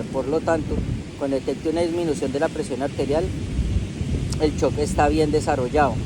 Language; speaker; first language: Spanish; native; Spanish